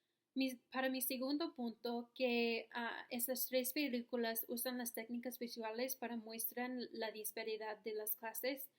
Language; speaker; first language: Spanish; non-native, learner; English